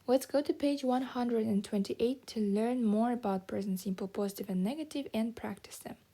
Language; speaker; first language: English; non-native, fluent; Kazakh